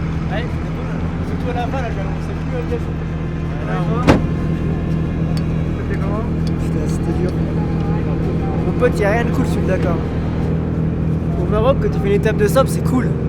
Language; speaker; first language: French; native; French